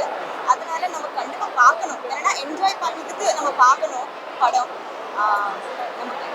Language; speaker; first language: Tamil; non-native, learner; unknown